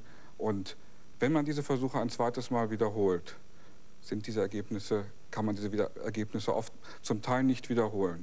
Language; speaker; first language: German; native; German